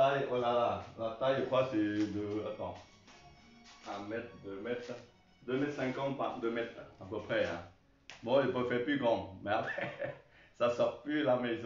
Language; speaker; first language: French; non-native, learner; Chinese